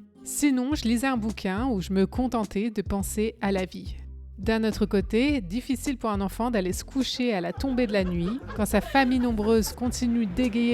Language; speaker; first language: French; native; French